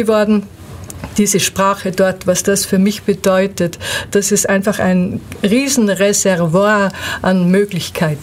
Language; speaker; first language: German; native; German